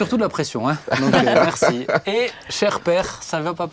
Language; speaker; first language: French; native; French